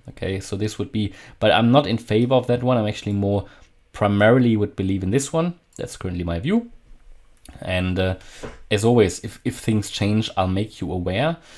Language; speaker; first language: English; non-native, fluent; German